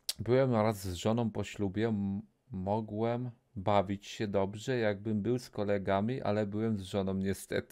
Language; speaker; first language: Polish; native; Polish